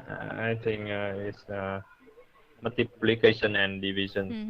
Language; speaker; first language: English; non-native, learner; Vietnamese